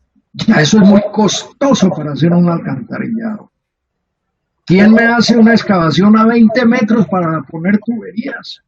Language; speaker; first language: Spanish; native; Spanish